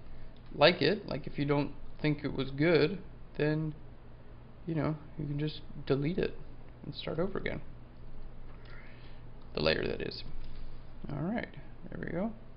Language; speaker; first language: English; native; English